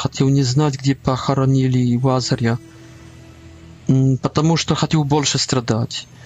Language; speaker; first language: Polish; non-native, learner; Russian